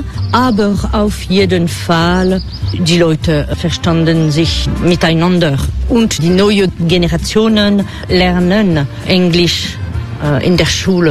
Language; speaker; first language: German; non-native, fluent; French